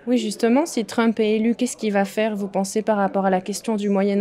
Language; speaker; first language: French; native; French